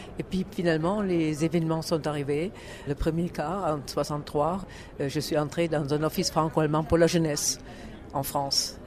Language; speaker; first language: French; non-native, fluent; German